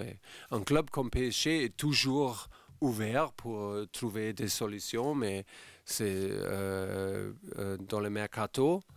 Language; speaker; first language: French; non-native, fluent; German